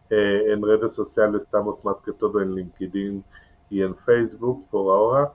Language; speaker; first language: Spanish; non-native, learner; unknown